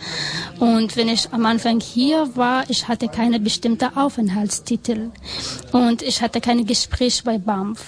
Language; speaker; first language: German; non-native, learner; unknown